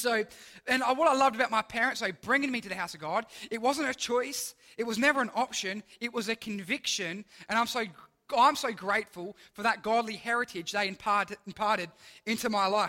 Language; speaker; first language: English; native; English